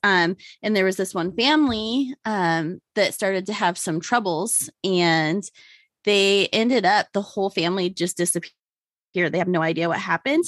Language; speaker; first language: English; native; English